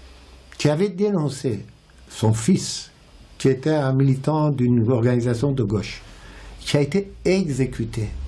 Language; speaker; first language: French; non-native, fluent; Persian